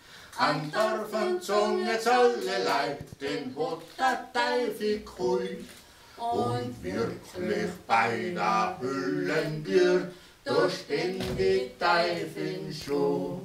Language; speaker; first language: German; native; German